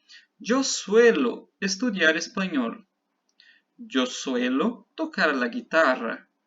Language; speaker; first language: Spanish; non-native, fluent; Portuguese